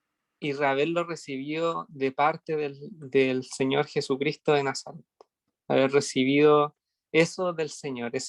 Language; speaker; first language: Spanish; native; Spanish